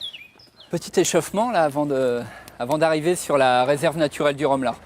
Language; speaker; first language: French; native; French